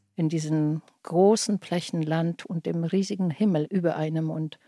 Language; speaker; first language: German; early bilingual, other home language; Polish